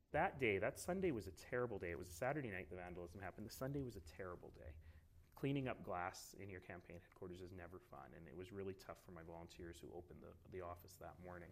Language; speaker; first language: English; native; English